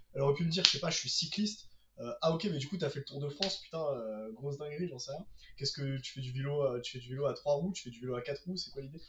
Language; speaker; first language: French; native; French